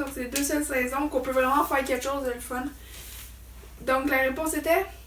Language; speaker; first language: French; native; French